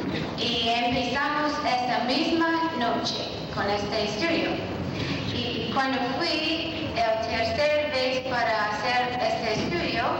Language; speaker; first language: Spanish; non-native, fluent; English